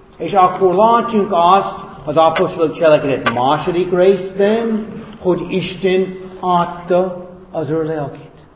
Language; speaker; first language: Hungarian; non-native, fluent; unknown